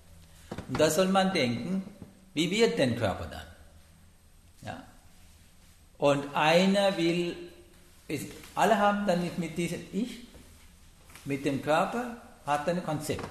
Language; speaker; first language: German; non-native, learner; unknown